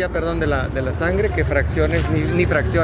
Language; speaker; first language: Spanish; native; Spanish